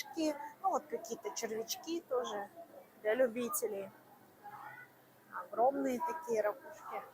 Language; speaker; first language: Russian; native; Russian